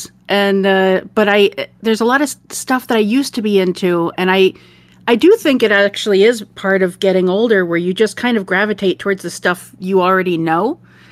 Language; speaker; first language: English; native; English